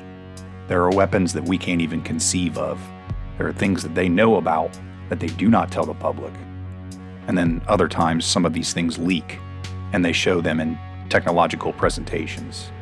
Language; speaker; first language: English; native; English